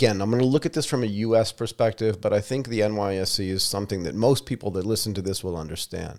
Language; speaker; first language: English; native; English